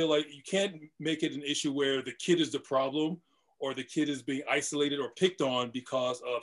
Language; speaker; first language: English; native; English